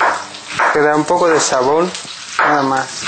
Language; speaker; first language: Spanish; non-native, learner; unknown